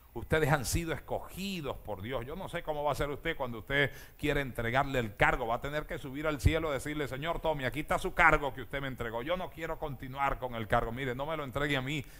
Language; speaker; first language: Spanish; native; Spanish